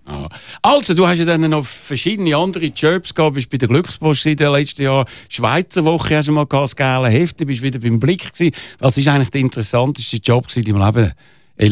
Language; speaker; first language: German; native; German